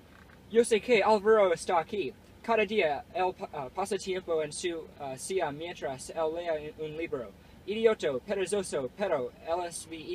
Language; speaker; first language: Spanish; non-native, learner; English